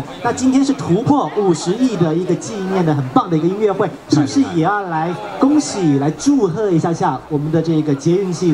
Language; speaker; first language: Chinese; native; Chinese